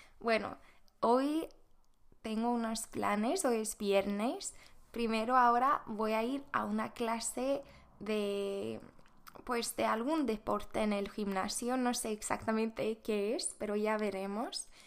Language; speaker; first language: Spanish; non-native, fluent; Swedish